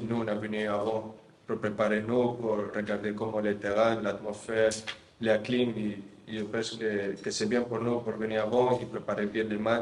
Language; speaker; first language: French; non-native, fluent; Spanish